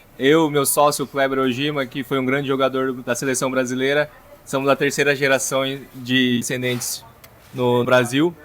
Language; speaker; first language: Portuguese; native; Portuguese